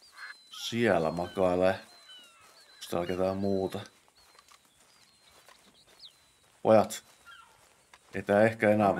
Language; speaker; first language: Finnish; native; Finnish